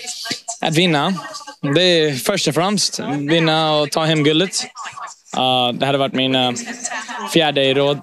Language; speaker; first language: Swedish; early bilingual, heritage; English